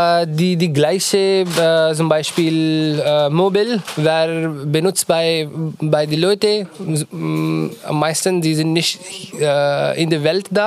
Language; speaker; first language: German; non-native, learner; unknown